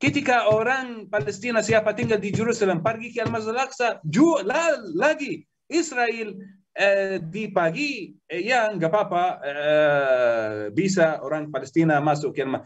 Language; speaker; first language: Indonesian; non-native, learner; Arabic